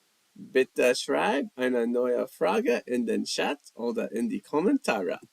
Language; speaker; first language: German; non-native, fluent; English